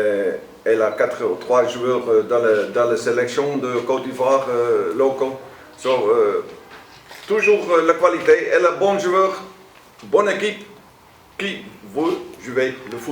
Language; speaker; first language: French; non-native, learner; Dutch